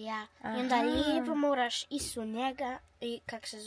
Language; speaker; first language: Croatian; early bilingual, heritage; Bosnian